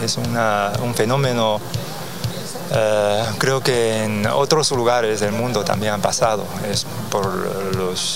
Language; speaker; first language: Spanish; non-native, learner; Chinese